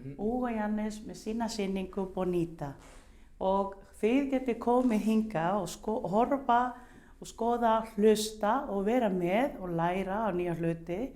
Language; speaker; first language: Icelandic; non-native, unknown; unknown